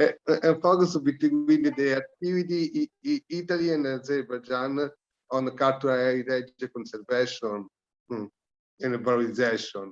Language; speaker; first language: English; non-native, learner; Italian